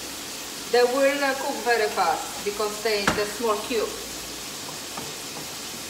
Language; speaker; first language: English; non-native, learner; Polish